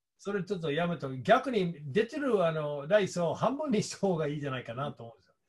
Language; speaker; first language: Japanese; non-native, fluent; English